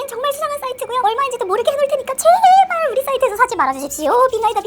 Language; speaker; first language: Korean; native; Korean